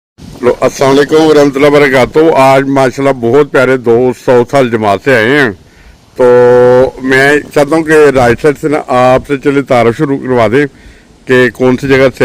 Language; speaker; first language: Hindi; non-native, local second language; Punjabi